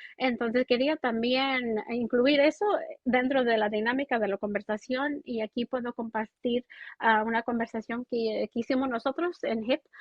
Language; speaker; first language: Spanish; early bilingual, heritage; Spanish